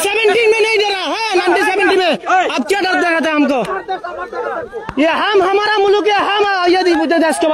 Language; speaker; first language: Hindi; non-native, learner; Bangla